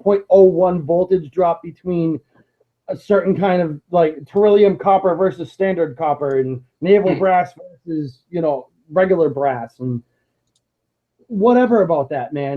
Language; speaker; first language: English; native; English